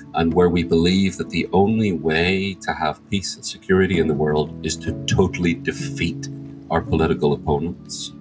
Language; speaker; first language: English; native; English